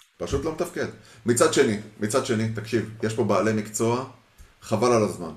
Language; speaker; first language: Hebrew; early bilingual, heritage; Hebrew